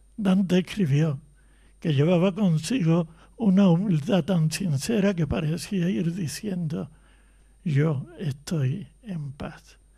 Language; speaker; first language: Spanish; native; Spanish